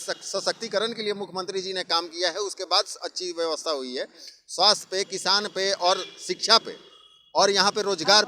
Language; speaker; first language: Hindi; native; Hindi